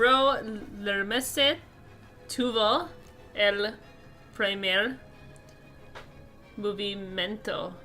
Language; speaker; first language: Spanish; non-native, learner; English